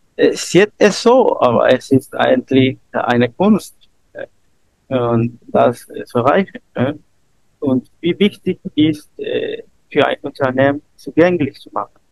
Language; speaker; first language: German; non-native, learner; Spanish